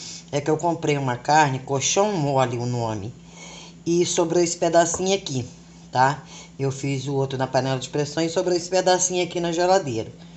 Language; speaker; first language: Portuguese; native; Portuguese